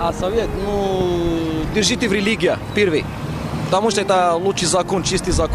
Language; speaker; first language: Russian; non-native, learner; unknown